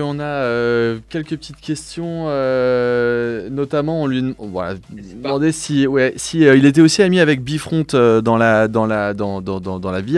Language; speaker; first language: French; native; French